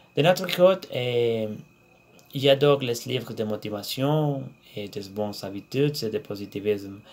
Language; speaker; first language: French; non-native, learner; Spanish